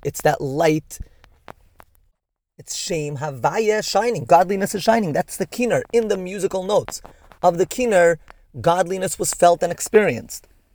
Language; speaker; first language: English; native; English